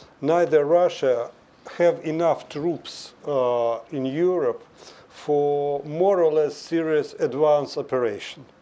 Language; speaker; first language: English; non-native, fluent; Russian